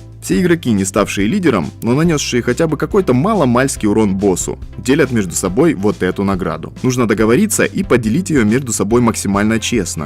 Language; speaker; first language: Russian; native; Russian